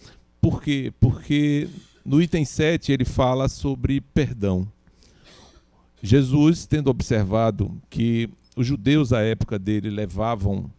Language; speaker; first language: Portuguese; native; Portuguese